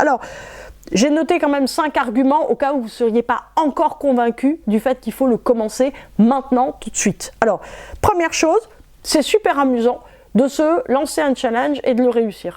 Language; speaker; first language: French; native; French